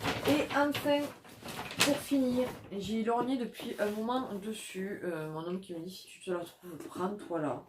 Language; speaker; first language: French; native; French